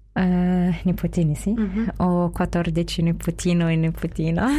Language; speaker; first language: Italian; non-native, fluent; Arabic